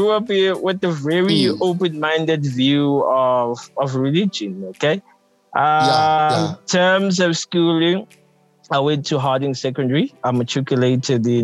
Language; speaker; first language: English; non-native, local second language; Zulu